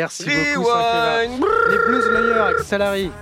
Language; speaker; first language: French; native; French